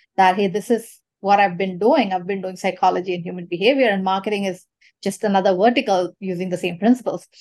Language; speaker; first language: English; non-native, local second language; Tamil